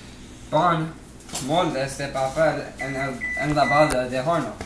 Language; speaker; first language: Spanish; non-native, learner; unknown